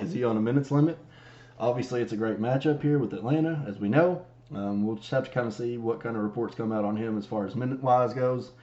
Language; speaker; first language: English; native; English